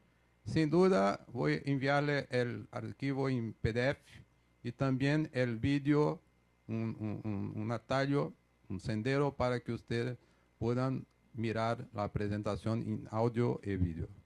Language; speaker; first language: Spanish; non-native, fluent; Portuguese